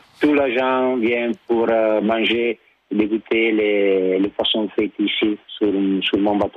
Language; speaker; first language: French; non-native, learner; Italian